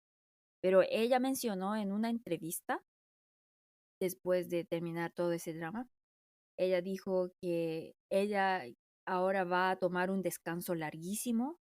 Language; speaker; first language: Spanish; non-native, fluent; Korean